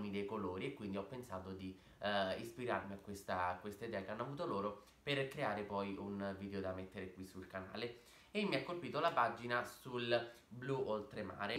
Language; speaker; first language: Italian; native; Italian